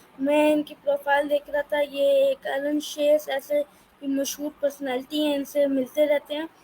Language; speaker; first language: Urdu; non-native, local second language; Punjabi